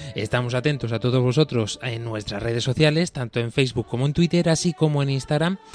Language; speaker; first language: Spanish; native; Spanish